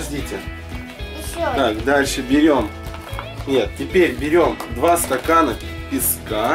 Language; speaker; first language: Russian; native; Russian